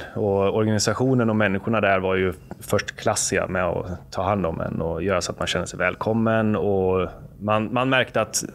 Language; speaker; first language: Swedish; native; Swedish